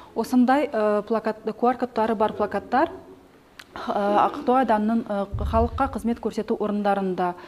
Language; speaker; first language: Kazakh; native; Kazakh